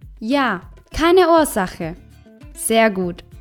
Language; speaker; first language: German; non-native, fluent; Spanish